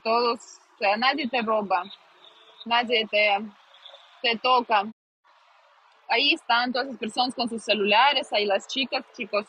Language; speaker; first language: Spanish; non-native, fluent; Russian